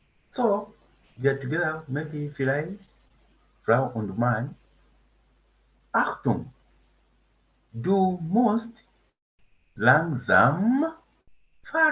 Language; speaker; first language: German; non-native, fluent; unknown